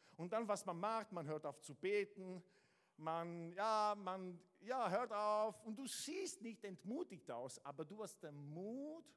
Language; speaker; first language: German; non-native, fluent; Italian